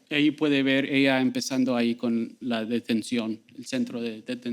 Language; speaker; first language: Spanish; early bilingual, heritage; Spanish